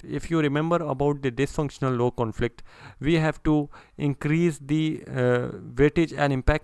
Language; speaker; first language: English; non-native, local second language; Urdu